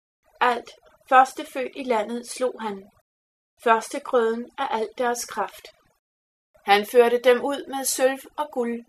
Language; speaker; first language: Danish; native; Danish